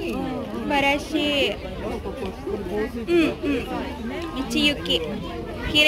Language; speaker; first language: Japanese; non-native, learner; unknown